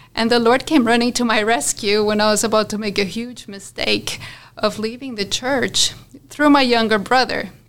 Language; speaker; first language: English; non-native, fluent; Spanish